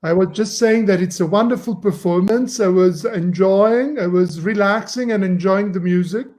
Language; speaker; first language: English; non-native, fluent; Italian